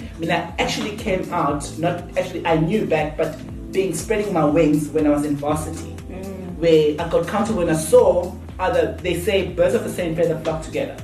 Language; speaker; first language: English; non-native, local second language; Zulu